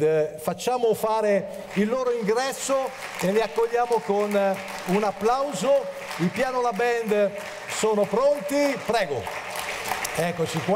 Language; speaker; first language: Italian; native; Italian